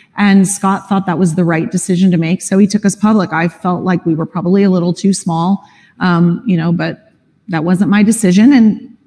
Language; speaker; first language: English; native; English